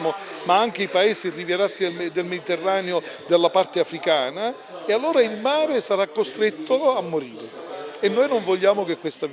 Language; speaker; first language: Italian; native; Italian